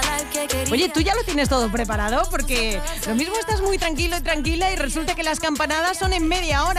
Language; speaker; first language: Spanish; native; Spanish